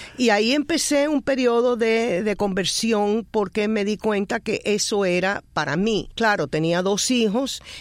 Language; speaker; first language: Spanish; non-native, fluent; English